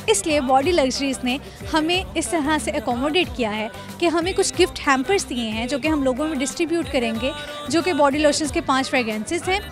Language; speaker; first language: Urdu; non-native, local second language; Punjabi